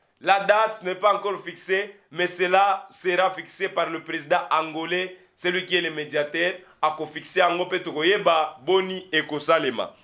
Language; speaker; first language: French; non-native, local second language; Lingala